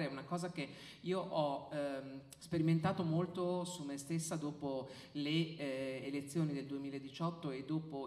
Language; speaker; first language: Italian; native; Italian